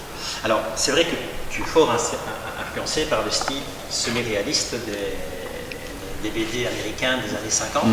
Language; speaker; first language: French; native; French